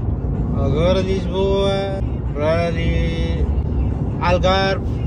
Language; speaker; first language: Portuguese; non-native, learner; Nepali